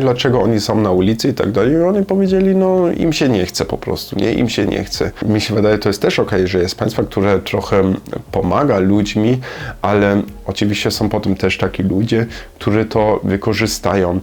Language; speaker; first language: Polish; non-native, learner; German